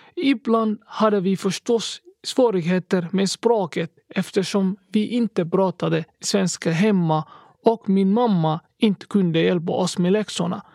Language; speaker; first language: Swedish; early bilingual, other home language; Somali